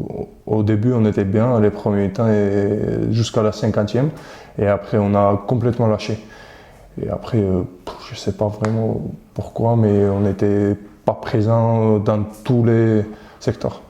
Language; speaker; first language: French; non-native, fluent; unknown